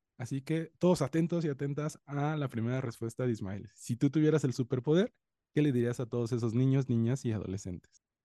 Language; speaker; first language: Spanish; native; Spanish